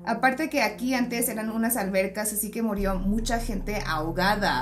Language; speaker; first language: Spanish; early bilingual, heritage; Spanish